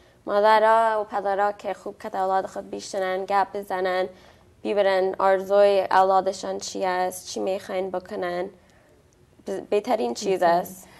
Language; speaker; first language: Persian; early bilingual, heritage; Persian